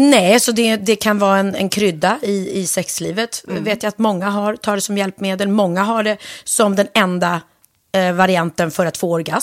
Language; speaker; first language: Swedish; native; Swedish